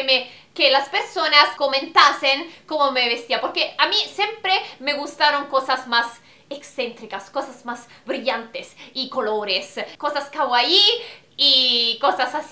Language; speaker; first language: Spanish; non-native, fluent; Italian